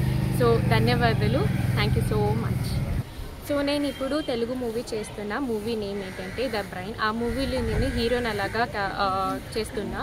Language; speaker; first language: Telugu; non-native, fluent; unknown